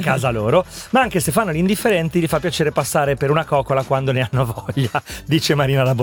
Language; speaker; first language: Italian; native; Italian